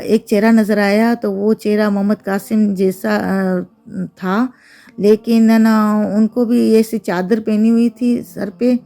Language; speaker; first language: Urdu; native; Urdu